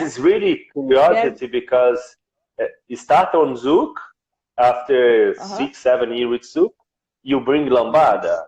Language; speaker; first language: English; non-native, learner; Portuguese